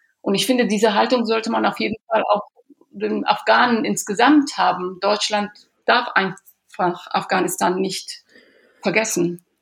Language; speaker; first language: German; early bilingual, other home language; Persian